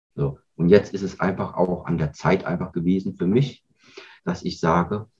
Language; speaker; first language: German; native; German